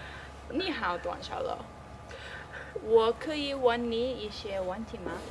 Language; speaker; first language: Chinese; non-native, learner; English